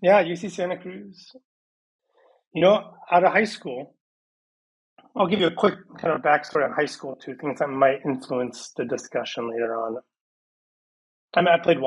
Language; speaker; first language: English; early bilingual, other home language; Persian